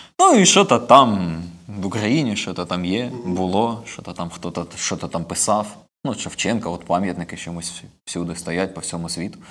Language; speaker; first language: Ukrainian; non-native, local second language; Russian